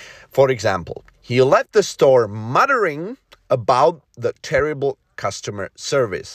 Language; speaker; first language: English; non-native, fluent; Czech